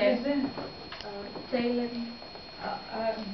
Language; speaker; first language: German; non-native, learner; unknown